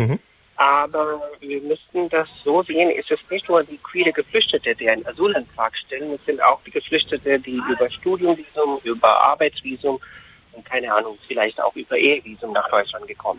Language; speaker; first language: German; non-native, fluent; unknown